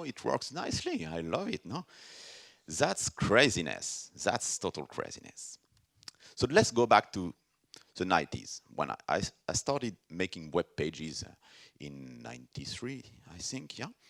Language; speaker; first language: English; non-native, fluent; French